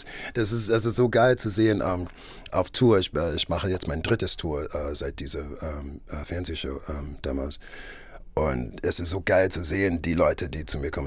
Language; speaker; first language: German; non-native, fluent; English